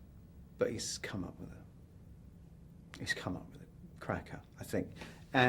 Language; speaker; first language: English; native; English